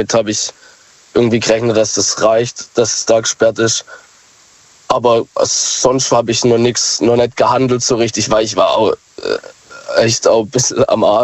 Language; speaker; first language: German; native; German